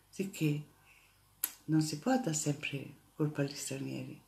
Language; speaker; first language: Italian; native; Italian